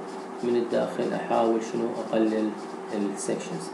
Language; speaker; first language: Arabic; native; Arabic